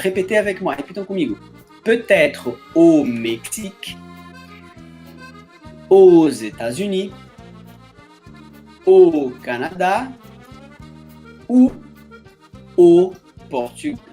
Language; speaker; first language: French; non-native, fluent; Portuguese